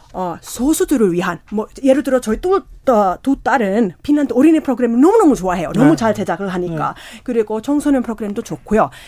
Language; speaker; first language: Korean; non-native, fluent; Finnish